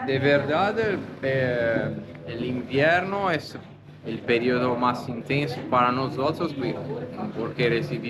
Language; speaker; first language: Spanish; non-native, learner; Italian